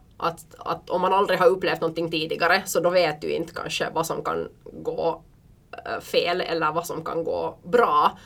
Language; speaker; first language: Swedish; early bilingual, heritage; Swedish